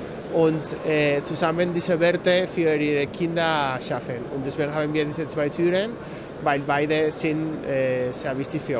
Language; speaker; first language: German; non-native, fluent; Spanish